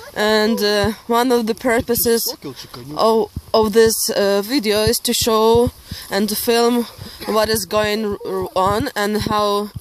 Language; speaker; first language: English; non-native, fluent; Ukrainian